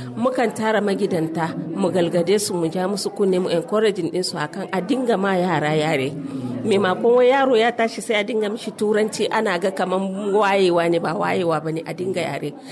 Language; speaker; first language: Hausa; non-native, local second language; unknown